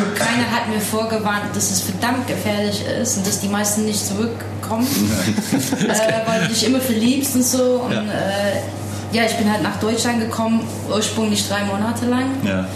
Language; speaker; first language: German; non-native, fluent; English